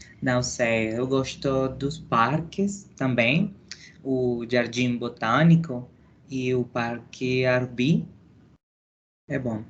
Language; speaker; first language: Portuguese; non-native, learner; Spanish